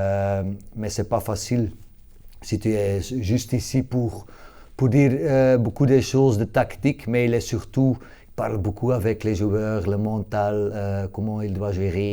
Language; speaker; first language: French; non-native, local second language; Dutch